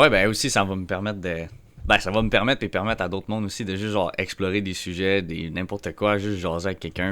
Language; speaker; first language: French; native; French